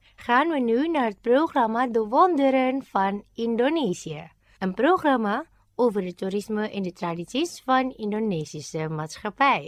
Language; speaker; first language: Dutch; non-native, fluent; Indonesian